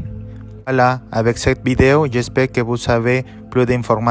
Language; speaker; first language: French; non-native, learner; Spanish